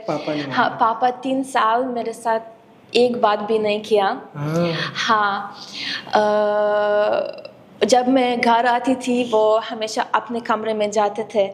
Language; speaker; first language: Hindi; non-native, fluent; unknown